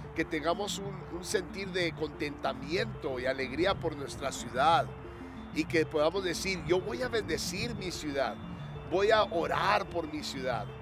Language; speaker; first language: Spanish; early bilingual, heritage; Spanish